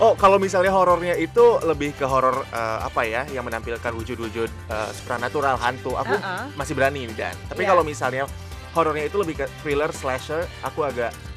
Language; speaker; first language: Indonesian; native; Indonesian